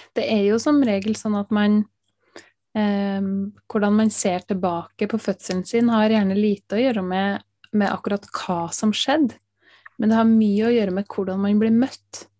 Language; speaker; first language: Norwegian; native; Norwegian